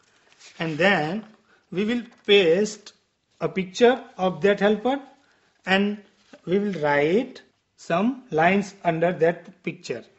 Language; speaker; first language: English; non-native, local second language; Gujarati